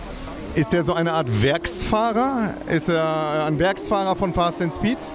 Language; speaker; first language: German; native; German